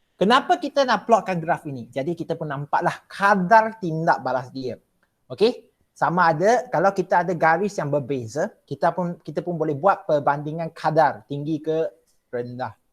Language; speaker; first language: Malay; non-native, local second language; Chinese